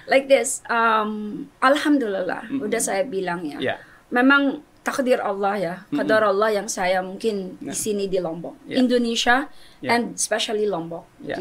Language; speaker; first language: Indonesian; non-native, fluent; German